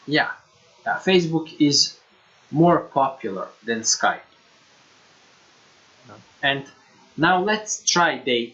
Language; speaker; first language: English; non-native, fluent; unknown